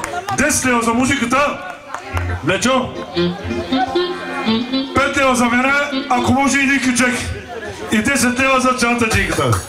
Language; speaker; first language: Bulgarian; non-native, local second language; Turkish